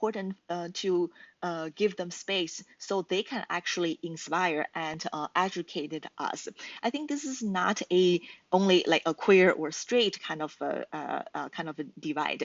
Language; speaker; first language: English; non-native, fluent; Chinese